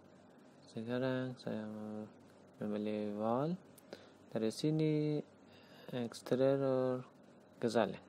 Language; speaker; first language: Indonesian; non-native, learner; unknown